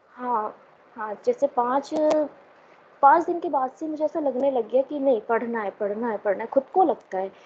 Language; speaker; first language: Hindi; native; Hindi